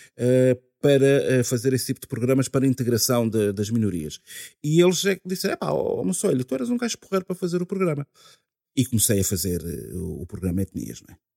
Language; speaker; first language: Portuguese; native; Portuguese